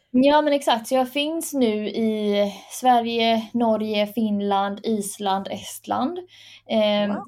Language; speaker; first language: Swedish; early bilingual, other home language; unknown